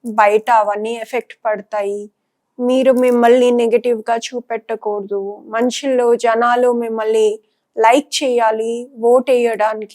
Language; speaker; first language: Telugu; non-native, local second language; Punjabi